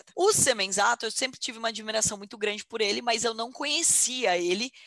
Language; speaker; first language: Portuguese; native; Portuguese